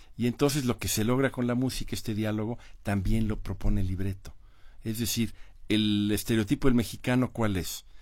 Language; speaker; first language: Spanish; native; Spanish